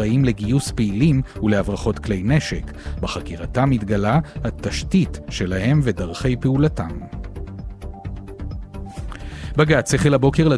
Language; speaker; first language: Hebrew; native; Hebrew